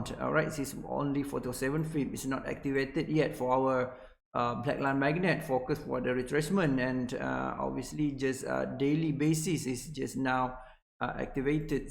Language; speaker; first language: English; non-native, local second language; Malay